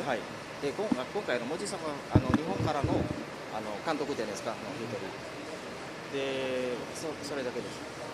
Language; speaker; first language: Japanese; non-native, learner; Indonesian